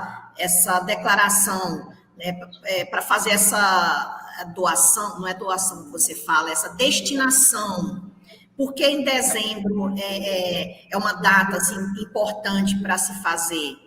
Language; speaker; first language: Portuguese; native; Portuguese